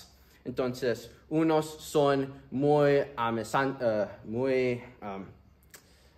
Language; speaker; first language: Spanish; early bilingual, heritage; Spanish